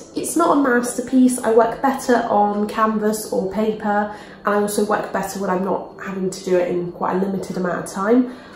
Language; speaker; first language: English; native; English